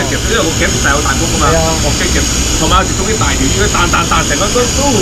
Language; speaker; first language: Chinese; native; Chinese